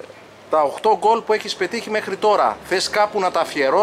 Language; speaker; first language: Greek; native; Greek